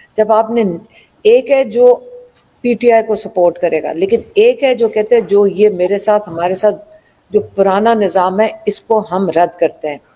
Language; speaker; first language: Urdu; native; Urdu